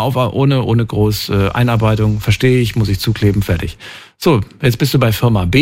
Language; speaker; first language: German; native; German